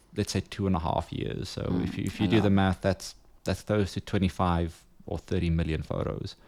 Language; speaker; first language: English; non-native, local second language; Afrikaans